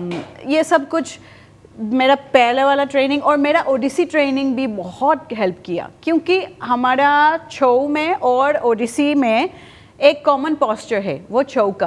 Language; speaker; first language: Hindi; non-native, fluent; Spanish